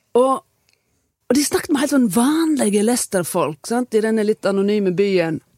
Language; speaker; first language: Norwegian; native; Norwegian